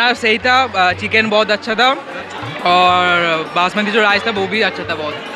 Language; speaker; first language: Hindi; non-native, local second language; Bangla